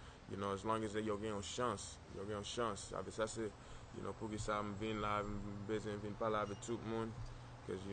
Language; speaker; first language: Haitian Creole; early bilingual, heritage; English